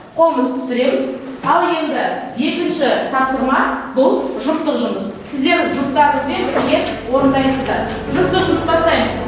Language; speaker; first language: Kazakh; native; Kazakh